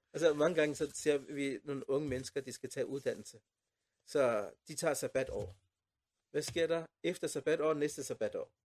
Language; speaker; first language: Danish; non-native, fluent; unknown